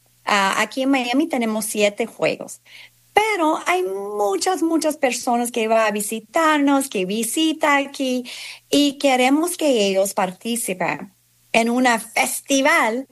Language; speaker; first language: Spanish; non-native, fluent; English